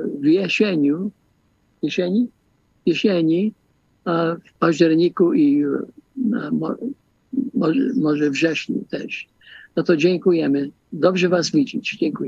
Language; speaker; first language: Polish; early bilingual, heritage; Polish